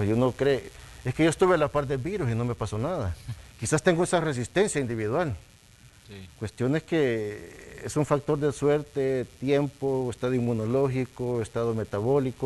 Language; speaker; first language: Spanish; native; Spanish